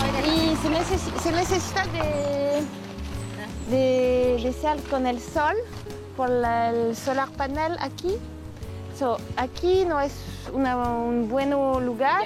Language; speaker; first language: Spanish; non-native, learner; French